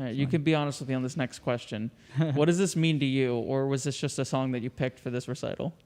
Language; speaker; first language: English; native; English